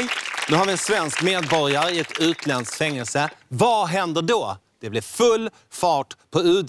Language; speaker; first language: Swedish; native; Swedish